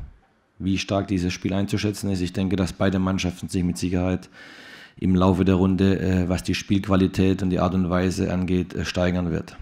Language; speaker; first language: German; native; German